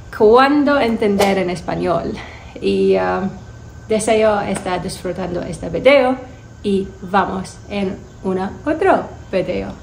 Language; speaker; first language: Spanish; non-native, learner; English